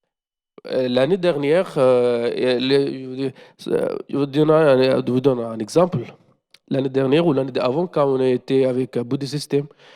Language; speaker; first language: French; non-native, learner; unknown